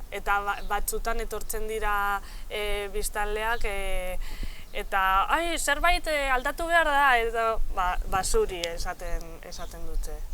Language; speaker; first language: Basque; non-native, local second language; Spanish